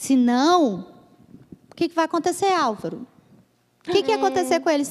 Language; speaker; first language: Portuguese; native; Portuguese